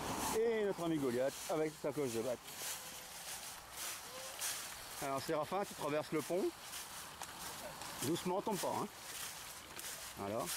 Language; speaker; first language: French; native; French